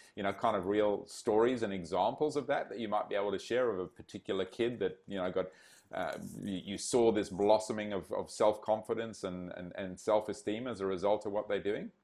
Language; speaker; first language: English; native; English